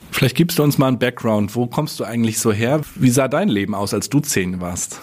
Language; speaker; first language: German; native; German